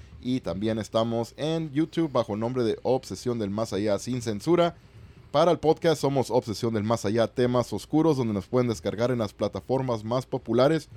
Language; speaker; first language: Spanish; early bilingual, heritage; Spanish